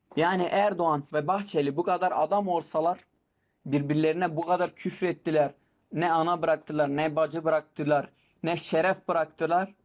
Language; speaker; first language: Turkish; non-native, local second language; Kurdish